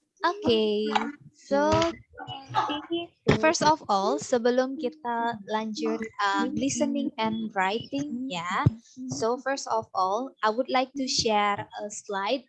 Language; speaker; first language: English; non-native, fluent; Indonesian